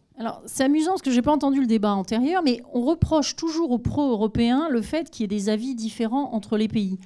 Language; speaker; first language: French; native; French